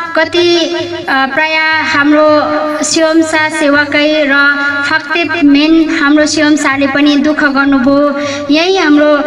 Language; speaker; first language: Nepali; non-native, local second language; Limbu